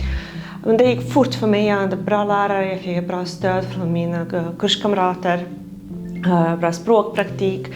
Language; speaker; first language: Swedish; non-native, fluent; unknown